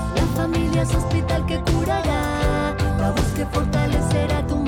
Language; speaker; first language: Spanish; native; Spanish